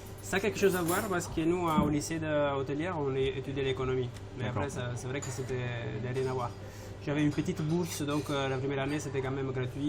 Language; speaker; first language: French; non-native, fluent; Italian